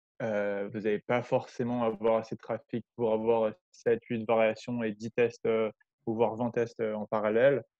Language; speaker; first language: French; native; French